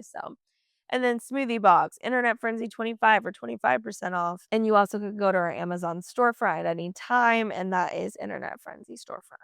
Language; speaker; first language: English; native; English